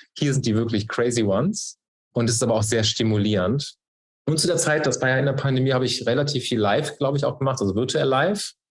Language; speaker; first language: German; native; German